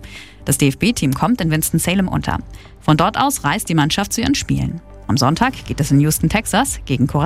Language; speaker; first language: German; native; German